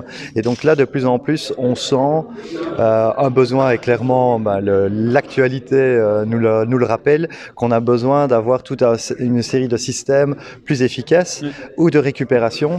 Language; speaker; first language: French; native; French